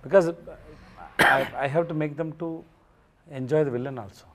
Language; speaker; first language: Telugu; non-native, learner; Tamil